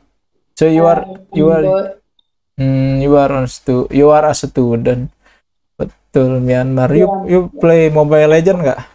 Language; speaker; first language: English; non-native, learner; Indonesian